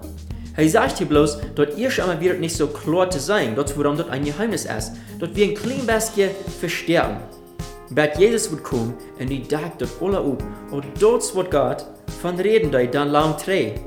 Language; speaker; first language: German; non-native, learner; Afrikaans